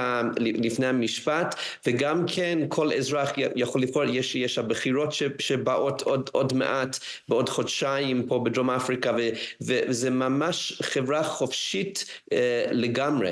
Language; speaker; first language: Hebrew; non-native, fluent; English